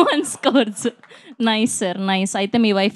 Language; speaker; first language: Telugu; native; Telugu